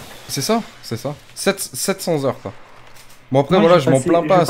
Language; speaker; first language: French; native; French